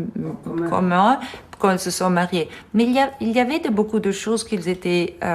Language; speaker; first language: French; non-native, fluent; Italian